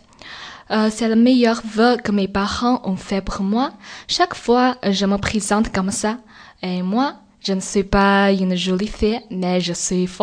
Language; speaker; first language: French; non-native, learner; Chinese